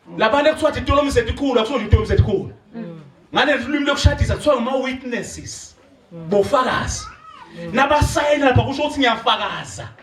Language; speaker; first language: Zulu; non-native, local second language; Swati